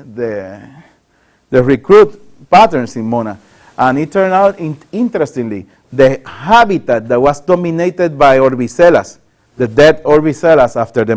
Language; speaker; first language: English; non-native, local second language; Spanish